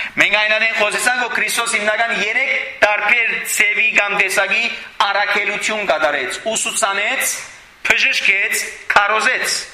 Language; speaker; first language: Armenian; early bilingual, heritage; Armenian